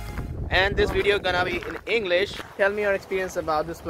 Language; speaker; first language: English; non-native, local second language; Hindi